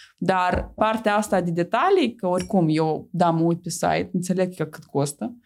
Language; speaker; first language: Romanian; non-native, local second language; Russian